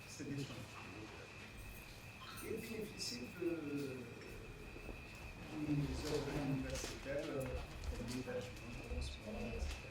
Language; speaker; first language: French; non-native, local second language; Arabic